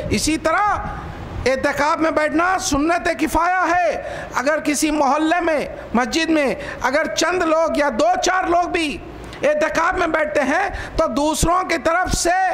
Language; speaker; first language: Urdu; native; Urdu